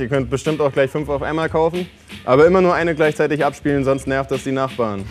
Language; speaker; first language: German; native; German